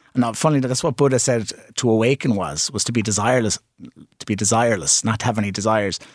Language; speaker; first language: English; native; English